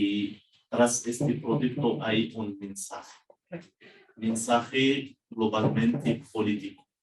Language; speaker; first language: Spanish; non-native, fluent; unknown